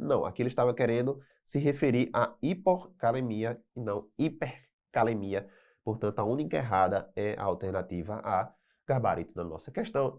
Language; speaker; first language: Portuguese; native; Portuguese